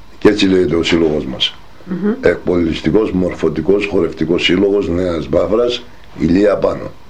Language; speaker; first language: Greek; non-native, local second language; Turkish